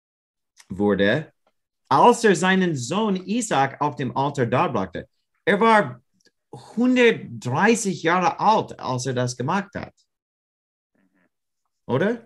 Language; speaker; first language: German; non-native, learner; English